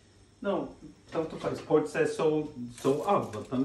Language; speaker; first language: Portuguese; non-native, fluent; Norwegian